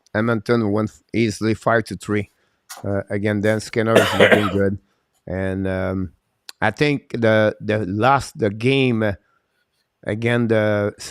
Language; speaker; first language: English; non-native, local second language; French